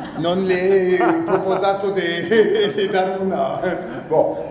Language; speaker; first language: Spanish; non-native, learner; French